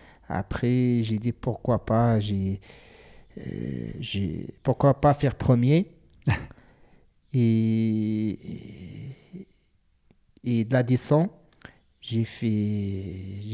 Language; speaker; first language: French; non-native, learner; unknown